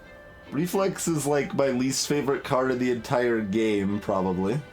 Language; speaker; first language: English; native; English